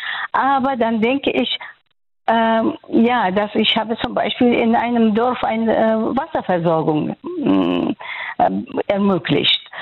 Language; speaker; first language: German; non-native, fluent; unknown